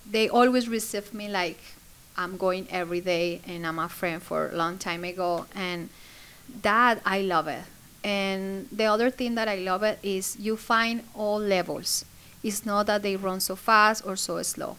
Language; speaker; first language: English; non-native, fluent; Spanish